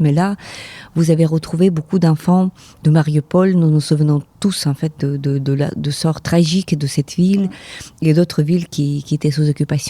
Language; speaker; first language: French; non-native, fluent; Ukrainian